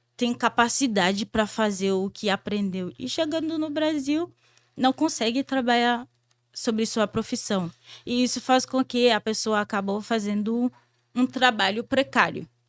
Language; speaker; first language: Portuguese; non-native, fluent; Haitian Creole